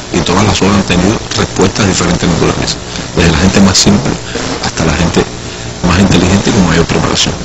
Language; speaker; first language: Spanish; native; Spanish